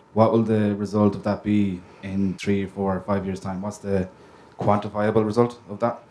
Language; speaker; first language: English; native; English